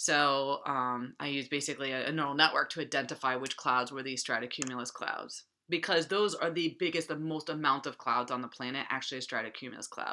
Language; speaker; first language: English; native; English